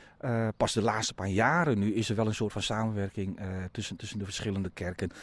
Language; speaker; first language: Dutch; native; Dutch